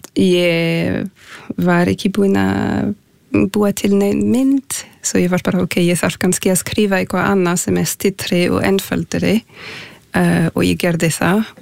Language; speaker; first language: Icelandic; non-native, fluent; French